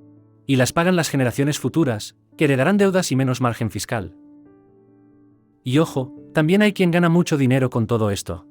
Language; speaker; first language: Spanish; native; Spanish